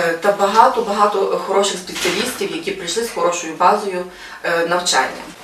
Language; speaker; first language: Ukrainian; native; Ukrainian